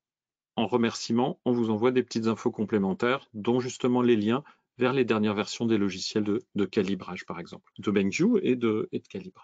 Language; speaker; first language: French; native; French